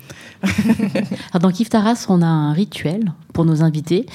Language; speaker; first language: French; native; French